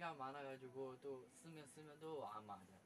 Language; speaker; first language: Korean; non-native, learner; Chinese